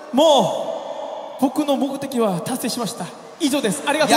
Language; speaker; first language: Japanese; non-native, fluent; Korean